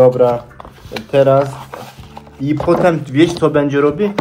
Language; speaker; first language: Polish; non-native, learner; Turkish